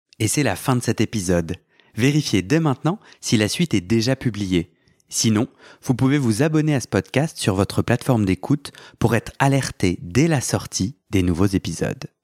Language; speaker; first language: French; native; French